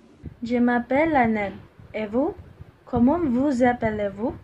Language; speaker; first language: French; non-native, learner; Malay